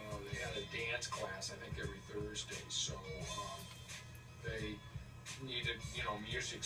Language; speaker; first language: English; native; English